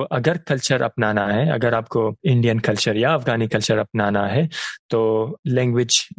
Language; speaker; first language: Urdu; non-native, fluent; Persian